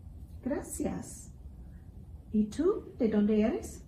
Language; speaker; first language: Spanish; non-native, fluent; English